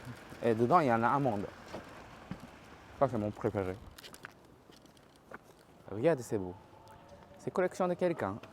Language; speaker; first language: French; non-native, fluent; Japanese